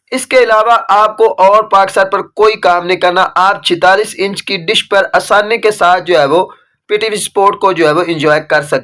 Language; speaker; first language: Urdu; native; Urdu